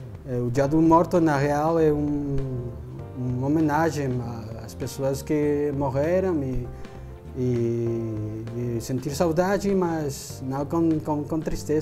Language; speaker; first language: Portuguese; non-native, fluent; Spanish